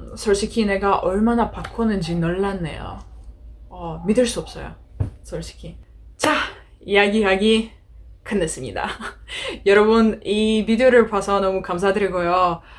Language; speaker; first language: Korean; non-native, learner; Greek